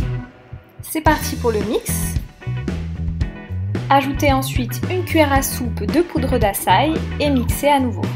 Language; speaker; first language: French; native; French